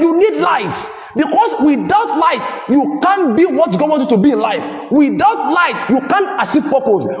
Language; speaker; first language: English; non-native, local second language; Yoruba